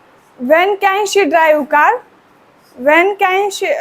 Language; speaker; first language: English; non-native, learner; Marathi